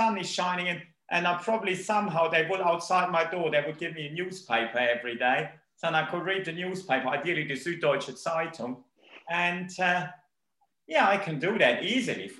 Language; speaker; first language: English; non-native, fluent; German